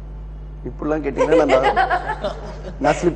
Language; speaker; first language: Tamil; native; Tamil